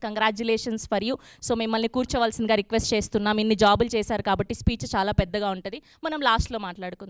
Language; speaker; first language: Telugu; native; Telugu